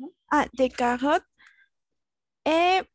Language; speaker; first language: French; non-native, learner; Spanish